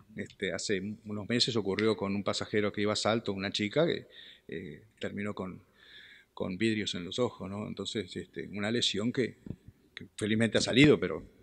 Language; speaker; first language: Spanish; native; Spanish